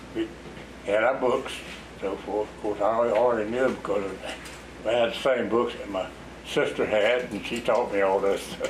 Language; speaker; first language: English; native; English